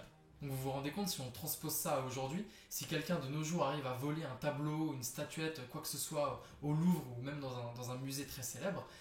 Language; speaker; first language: French; native; French